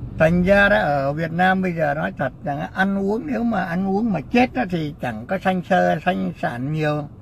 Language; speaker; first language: Vietnamese; native; Vietnamese